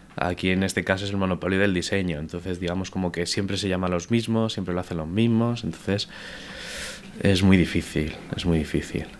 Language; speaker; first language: Spanish; native; Spanish